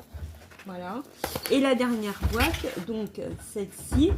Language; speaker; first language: French; native; French